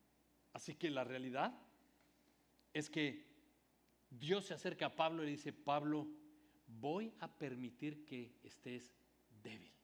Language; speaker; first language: Spanish; native; Spanish